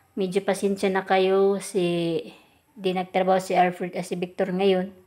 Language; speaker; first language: Filipino; non-native, local second language; Cebuano